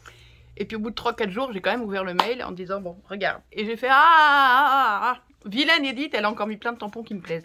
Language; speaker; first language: French; native; French